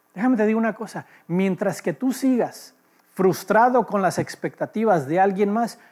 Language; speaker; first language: Spanish; early bilingual, heritage; Spanish